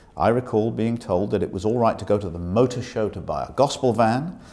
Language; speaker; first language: English; native; English